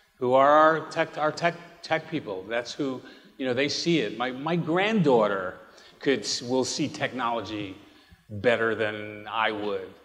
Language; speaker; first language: English; native; English